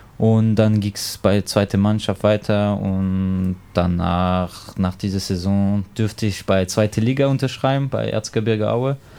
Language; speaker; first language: German; non-native, fluent; French